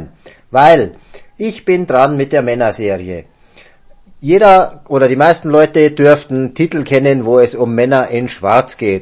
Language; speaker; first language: German; native; German